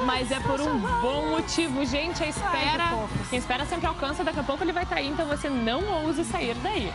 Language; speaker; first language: Portuguese; native; Portuguese